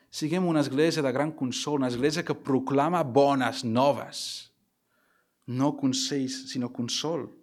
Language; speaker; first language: Catalan; non-native, local second language; Spanish